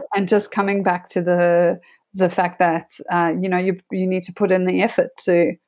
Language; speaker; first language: English; native; English